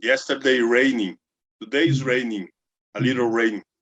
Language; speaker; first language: English; non-native, learner; Portuguese